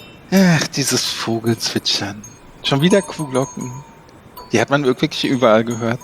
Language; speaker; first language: German; native; German